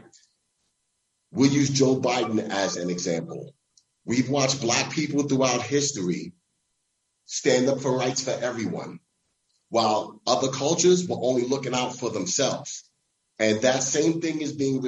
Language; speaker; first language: English; native; English